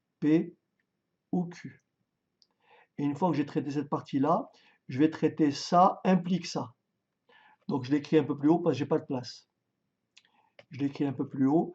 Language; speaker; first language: French; native; French